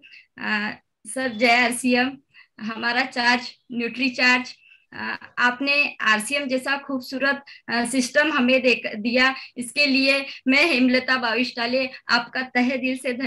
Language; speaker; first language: Hindi; native; Hindi